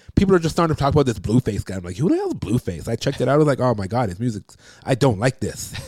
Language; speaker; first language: English; native; English